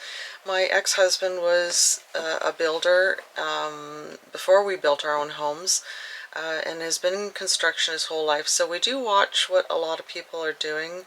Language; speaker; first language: English; native; English